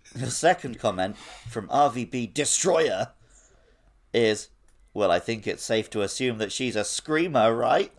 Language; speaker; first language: English; native; English